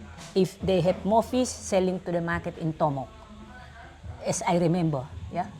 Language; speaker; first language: English; non-native, learner; Batak Toba